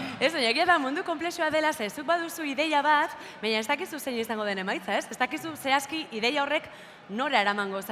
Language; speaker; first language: Basque; native; Basque